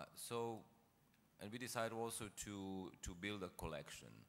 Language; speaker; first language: English; non-native, fluent; Slovenian